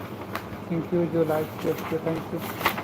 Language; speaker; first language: Hindi; non-native, local second language; Santali